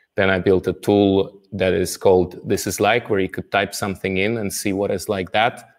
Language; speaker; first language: English; non-native, fluent; Russian